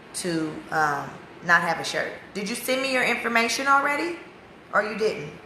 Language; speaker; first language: English; native; English